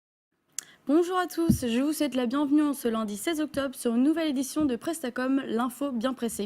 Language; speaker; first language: French; native; French